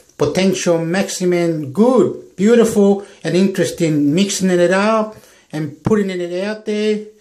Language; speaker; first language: English; non-native, fluent; Spanish